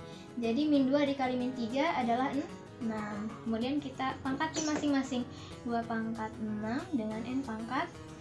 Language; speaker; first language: Indonesian; native; Indonesian